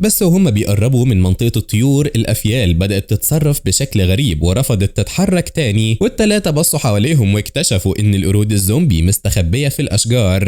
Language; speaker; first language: Arabic; native; Arabic